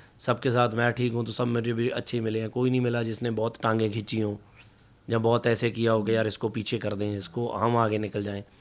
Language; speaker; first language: Hindi; non-native, local second language; Punjabi